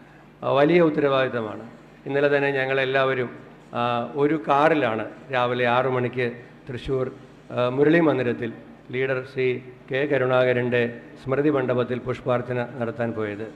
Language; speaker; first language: Malayalam; native; Malayalam